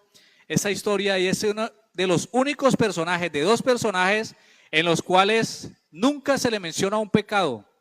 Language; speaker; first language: Spanish; native; Spanish